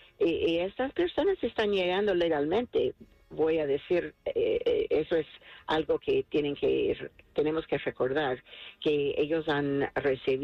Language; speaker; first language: Spanish; non-native, fluent; English